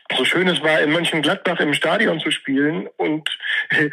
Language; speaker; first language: German; native; German